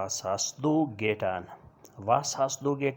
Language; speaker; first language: German; non-native, learner; Urdu